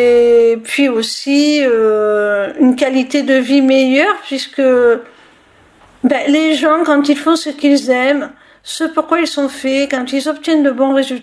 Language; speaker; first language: French; native; French